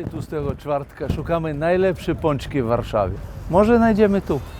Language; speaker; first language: Polish; non-native, learner; Hebrew